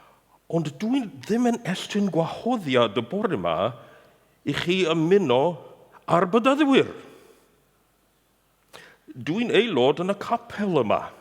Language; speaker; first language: Welsh; non-native, fluent; English